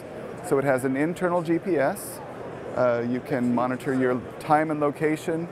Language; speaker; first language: English; native; English